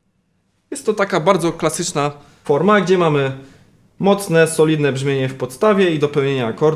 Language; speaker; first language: Polish; native; Polish